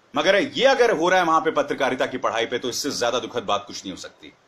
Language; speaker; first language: Hindi; native; Hindi